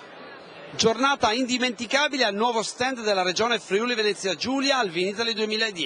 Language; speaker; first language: Italian; native; Italian